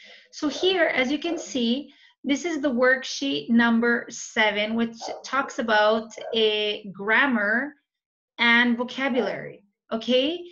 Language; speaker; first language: English; non-native, fluent; Spanish